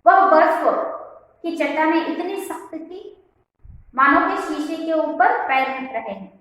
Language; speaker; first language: Hindi; non-native, local second language; Kannada